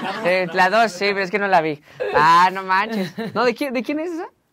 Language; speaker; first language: Spanish; native; Spanish